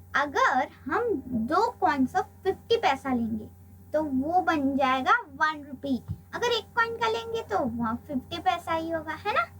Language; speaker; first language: Hindi; non-native, local second language; Marathi